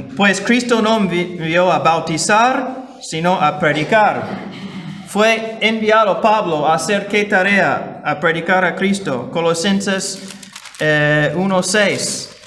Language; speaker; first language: Spanish; non-native, fluent; English